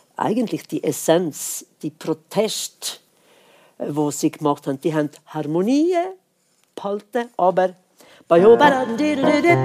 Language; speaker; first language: German; non-native, fluent; Swedish